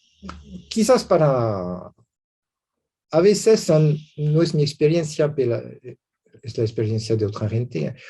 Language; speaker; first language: Spanish; non-native, learner; French